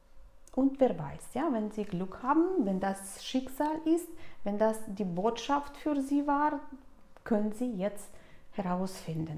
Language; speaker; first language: German; non-native, fluent; Russian